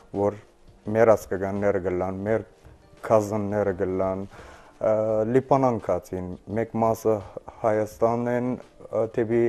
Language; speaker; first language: Armenian; early bilingual, heritage; Armenian